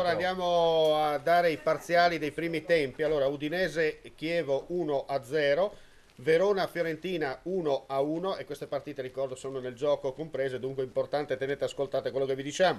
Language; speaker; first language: Italian; native; Italian